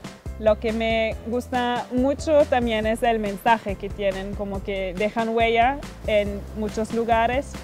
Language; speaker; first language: Spanish; non-native, fluent; German